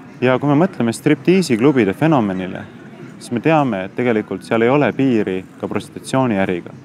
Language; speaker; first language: Estonian; native; Estonian